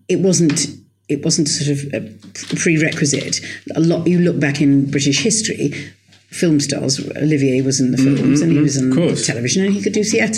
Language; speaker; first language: English; native; English